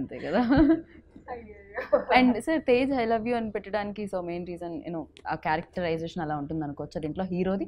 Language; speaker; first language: Telugu; native; Telugu